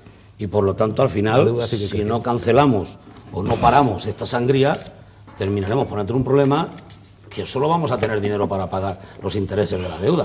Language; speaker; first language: Spanish; native; Spanish